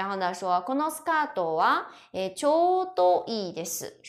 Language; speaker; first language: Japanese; non-native, fluent; Chinese